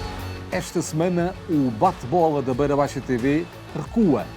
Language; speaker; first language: Portuguese; native; Portuguese